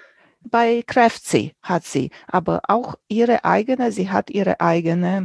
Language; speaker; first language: German; non-native, fluent; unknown